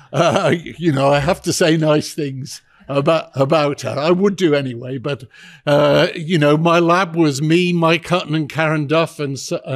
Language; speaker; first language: English; native; English